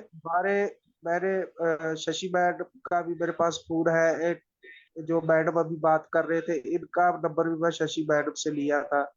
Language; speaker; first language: Hindi; non-native, local second language; Punjabi